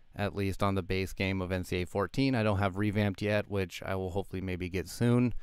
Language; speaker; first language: English; native; English